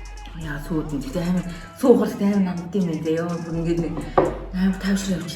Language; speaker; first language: Mongolian; native; Mongolian